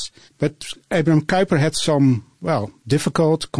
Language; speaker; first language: English; non-native, fluent; Dutch